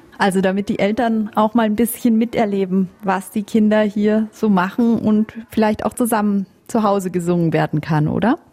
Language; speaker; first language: German; native; German